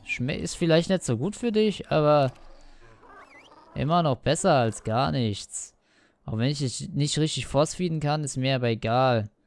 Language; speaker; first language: German; native; German